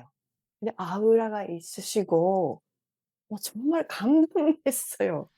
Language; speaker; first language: Korean; non-native, fluent; Japanese